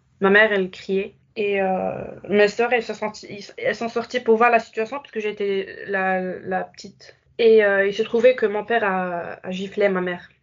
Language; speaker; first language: French; non-native, local second language; Arabic